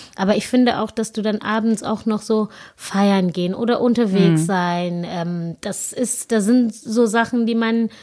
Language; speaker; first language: German; non-native, fluent; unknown